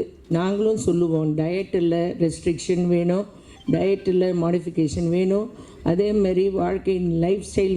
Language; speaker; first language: Tamil; native; Tamil